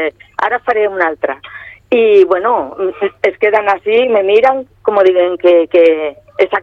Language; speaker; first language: Catalan; non-native, local second language; Spanish